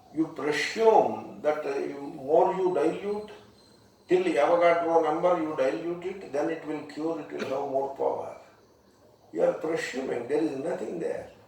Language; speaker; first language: English; non-native, local second language; Telugu